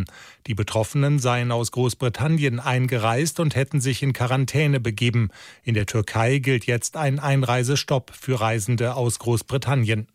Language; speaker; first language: German; native; German